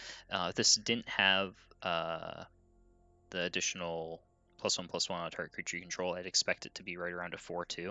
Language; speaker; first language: English; native; English